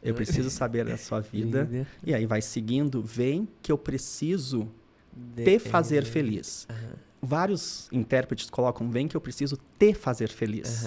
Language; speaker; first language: Portuguese; native; Portuguese